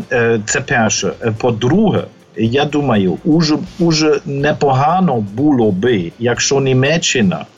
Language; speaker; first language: Ukrainian; non-native, fluent; German